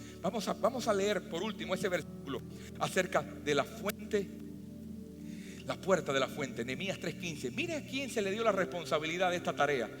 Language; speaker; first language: Spanish; native; Spanish